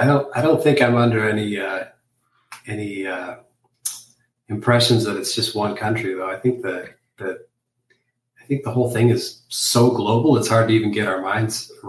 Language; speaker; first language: English; native; English